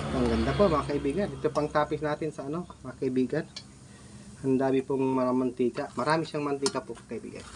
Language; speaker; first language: Filipino; non-native, local second language; Pangasinan